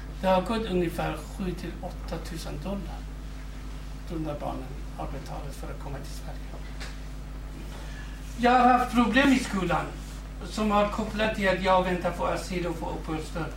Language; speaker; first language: Swedish; non-native, fluent; Kurdish